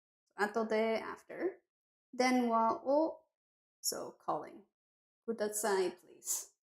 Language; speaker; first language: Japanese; non-native, learner; English